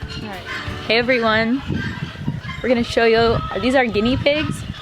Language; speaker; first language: English; native; English